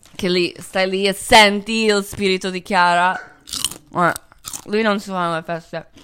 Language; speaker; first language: Italian; non-native, fluent; Croatian